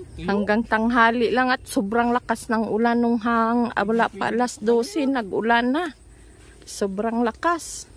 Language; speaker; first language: Filipino; non-native, local second language; Cebuano